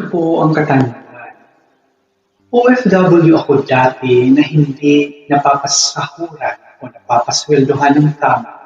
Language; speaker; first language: Filipino; native; Filipino